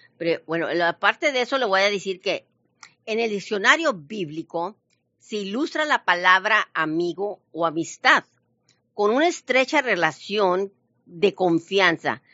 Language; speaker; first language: Spanish; early bilingual, heritage; Spanish